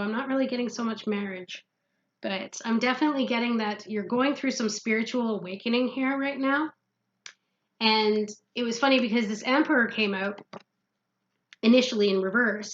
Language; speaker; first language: English; native; English